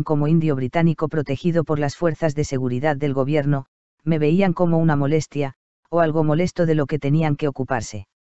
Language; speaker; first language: Spanish; native; Spanish